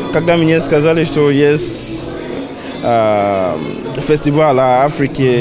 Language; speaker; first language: Russian; non-native, learner; Akan